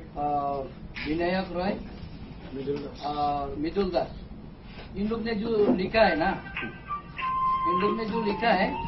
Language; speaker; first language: Hindi; non-native, local second language; Bangla